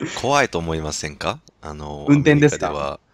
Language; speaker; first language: Japanese; non-native, learner; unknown